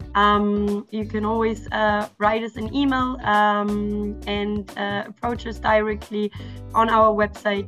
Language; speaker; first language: English; non-native, fluent; German